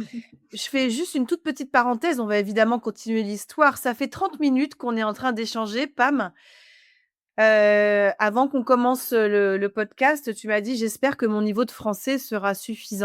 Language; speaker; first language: French; native; French